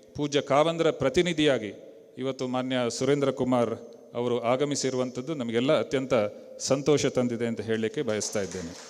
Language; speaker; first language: Kannada; non-native, local second language; Tulu